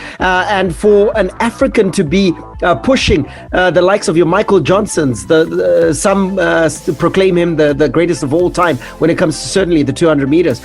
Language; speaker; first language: English; native; English